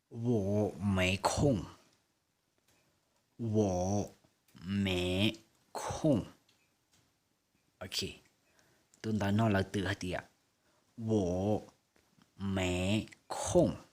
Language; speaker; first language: Chinese; non-native, fluent; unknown